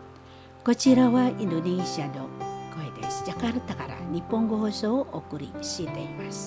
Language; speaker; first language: Japanese; non-native, fluent; Indonesian